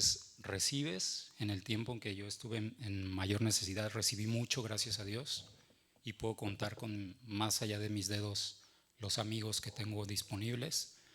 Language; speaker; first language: Spanish; native; Spanish